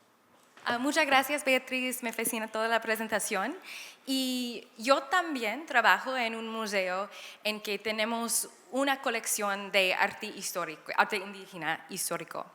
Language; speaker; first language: Spanish; non-native, fluent; English